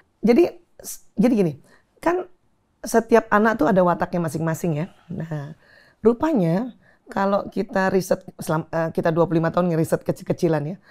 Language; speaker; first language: Indonesian; native; Indonesian